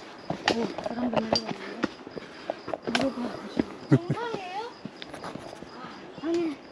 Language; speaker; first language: Korean; early bilingual, other home language; Mongolian